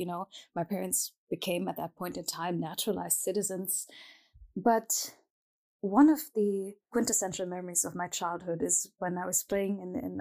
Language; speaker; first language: English; non-native, fluent; Arabic